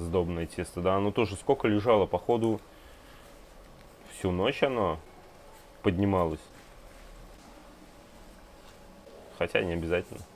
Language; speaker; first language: Russian; native; Russian